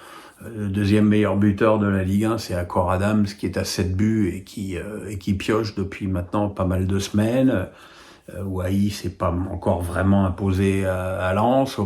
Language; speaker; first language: French; native; French